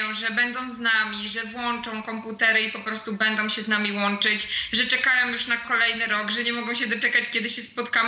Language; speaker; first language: Polish; native; Polish